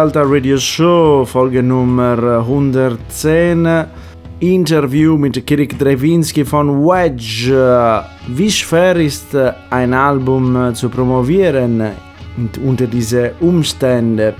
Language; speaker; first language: German; non-native, fluent; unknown